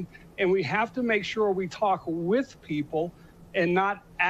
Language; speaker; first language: English; native; English